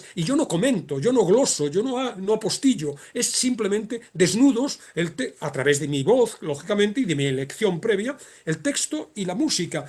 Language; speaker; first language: Spanish; native; Spanish